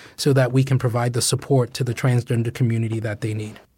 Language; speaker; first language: English; native; English